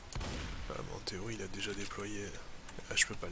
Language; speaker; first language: French; native; French